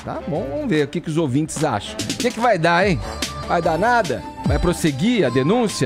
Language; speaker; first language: Portuguese; native; Portuguese